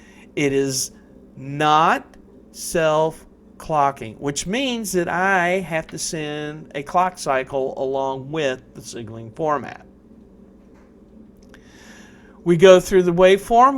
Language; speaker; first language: English; native; English